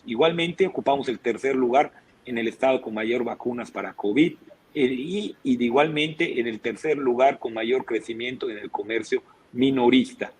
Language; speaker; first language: Spanish; native; Spanish